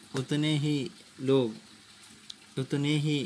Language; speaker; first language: Hindi; non-native, local second language; Kannada